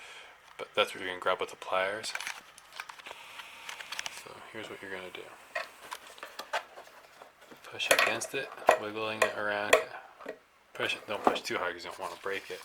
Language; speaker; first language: English; native; English